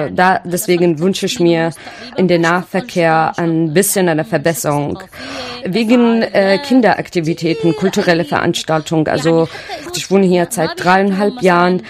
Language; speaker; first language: German; non-native, learner; Arabic